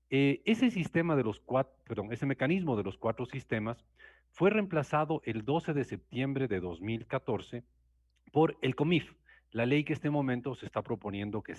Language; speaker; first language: Spanish; native; Spanish